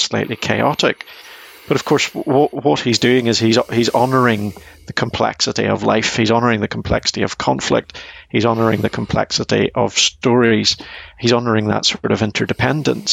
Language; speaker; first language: English; native; English